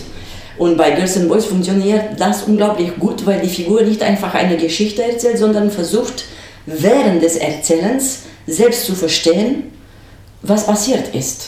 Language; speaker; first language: German; non-native, fluent; Romanian